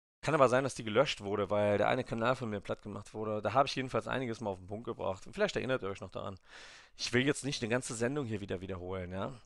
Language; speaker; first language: German; native; German